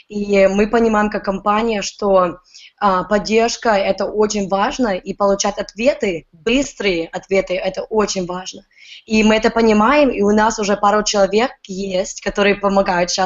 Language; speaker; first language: Russian; early bilingual, heritage; Russian